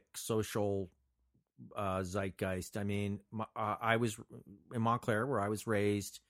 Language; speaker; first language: English; native; English